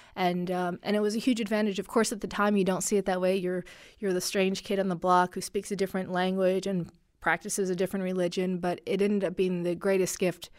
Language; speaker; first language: English; early bilingual, other home language; Arabic